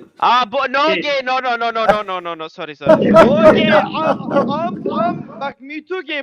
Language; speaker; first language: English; non-native, learner; Turkish